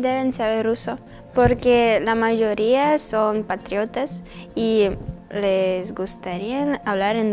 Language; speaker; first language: Spanish; non-native, learner; Russian